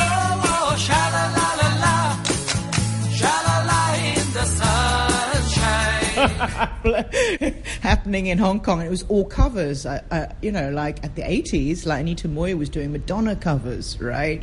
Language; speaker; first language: English; native; English